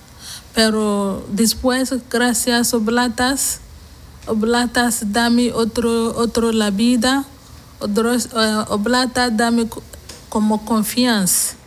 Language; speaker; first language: Spanish; non-native, learner; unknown